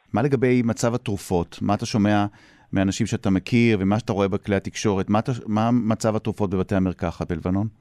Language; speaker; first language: Hebrew; native; Hebrew